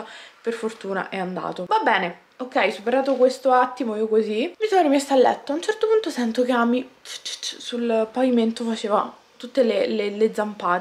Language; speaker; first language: Italian; native; Italian